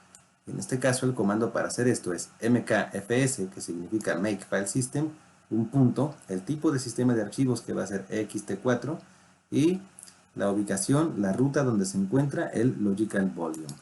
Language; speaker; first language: Spanish; native; Spanish